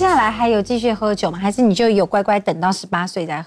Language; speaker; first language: Chinese; native; Chinese